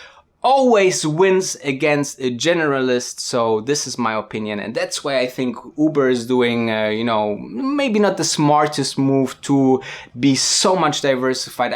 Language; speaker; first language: English; non-native, fluent; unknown